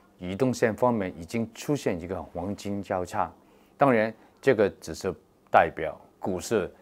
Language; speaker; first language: Chinese; non-native, local second language; Cantonese